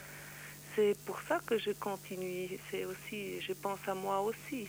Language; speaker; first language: French; non-native, learner; Swiss German